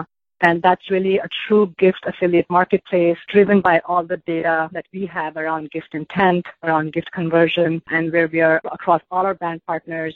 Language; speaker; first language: English; non-native, local second language; Hindi